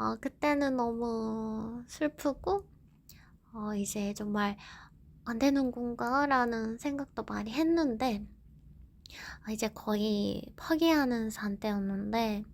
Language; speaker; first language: Korean; non-native, fluent; Japanese